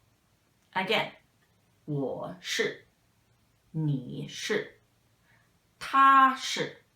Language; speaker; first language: Chinese; non-native, fluent; English